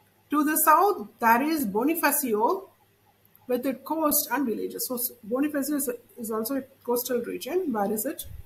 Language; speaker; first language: English; non-native, local second language; Tamil